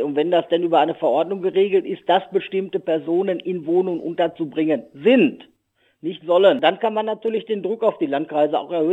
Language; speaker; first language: German; native; German